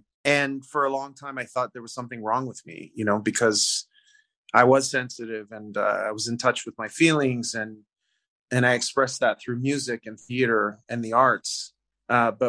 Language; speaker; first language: English; native; English